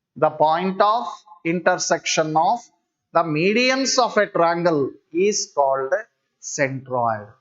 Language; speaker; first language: English; non-native, local second language; Kannada